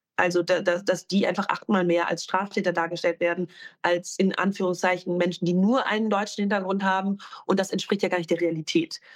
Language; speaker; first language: German; native; German